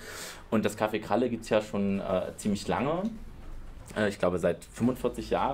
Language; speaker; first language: German; native; German